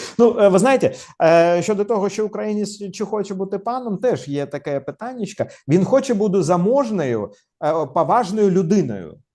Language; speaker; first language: Ukrainian; non-native, local second language; Russian